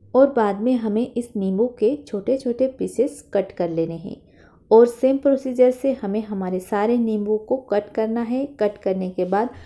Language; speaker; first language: Hindi; non-native, local second language; Marathi